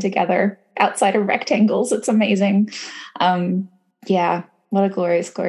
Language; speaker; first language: English; native; English